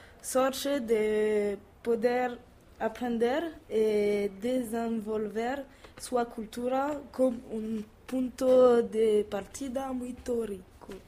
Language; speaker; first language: Portuguese; non-native, learner; French